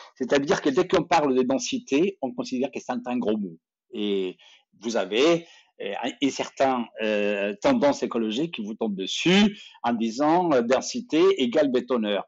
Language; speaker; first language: French; non-native, fluent; Spanish